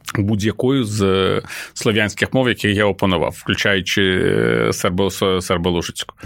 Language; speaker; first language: Ukrainian; non-native, local second language; Russian